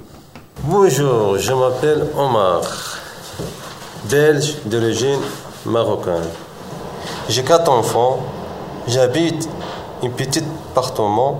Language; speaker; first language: French; non-native, learner; Arabic